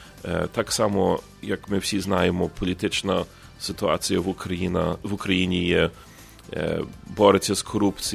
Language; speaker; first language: Ukrainian; early bilingual, heritage; Ukrainian